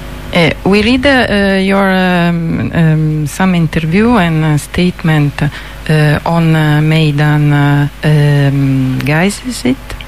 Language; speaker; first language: English; non-native, learner; Italian